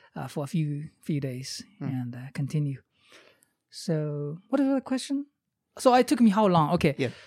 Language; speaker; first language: English; non-native, fluent; Chinese